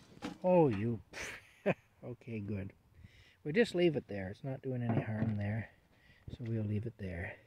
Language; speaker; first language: English; native; English